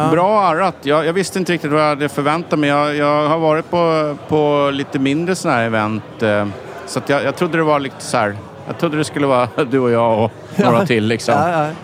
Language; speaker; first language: Swedish; native; Swedish